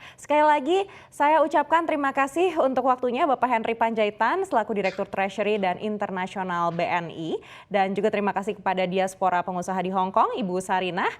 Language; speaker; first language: Indonesian; native; Indonesian